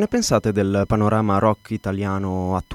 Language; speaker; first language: Italian; native; Italian